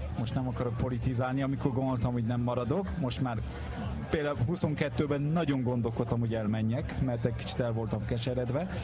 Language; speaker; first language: Hungarian; early bilingual, heritage; French